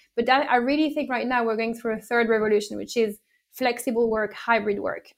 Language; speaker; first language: English; non-native, fluent; French